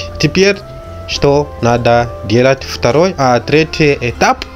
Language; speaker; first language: Russian; non-native, learner; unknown